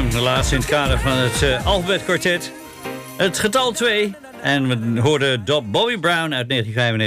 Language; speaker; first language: Dutch; native; Dutch